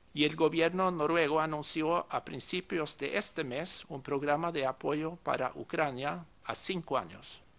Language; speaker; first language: Spanish; non-native, fluent; Norwegian